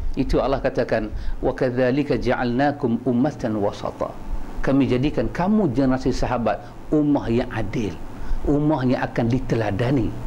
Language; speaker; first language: Malay; native; Malay